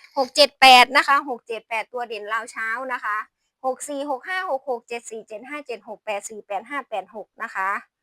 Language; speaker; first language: Thai; non-native, local second language; Lao